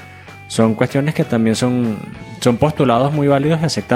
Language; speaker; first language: Spanish; native; Spanish